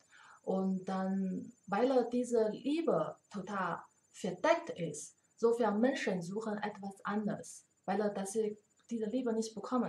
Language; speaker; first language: German; non-native, learner; Chinese